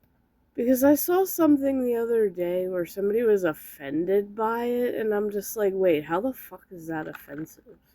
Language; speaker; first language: English; native; English